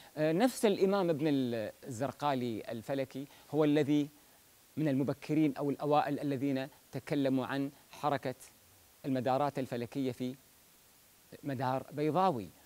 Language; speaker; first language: Arabic; native; Arabic